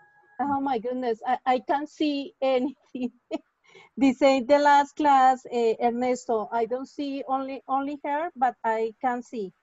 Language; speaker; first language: English; non-native, learner; Spanish